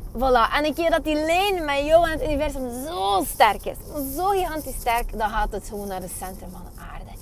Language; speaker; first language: Dutch; native; Dutch